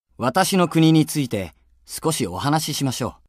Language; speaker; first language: Japanese; native; Japanese